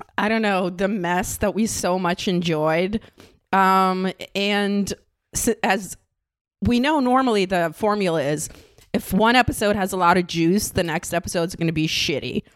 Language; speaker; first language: English; non-native, fluent; Russian